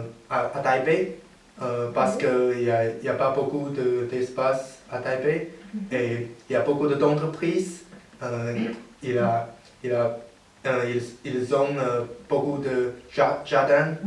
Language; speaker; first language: French; non-native, learner; Chinese